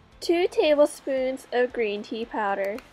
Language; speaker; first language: English; native; English